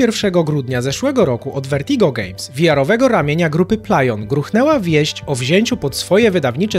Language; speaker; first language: Polish; native; Polish